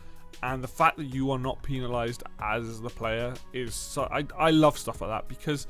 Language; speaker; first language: English; native; English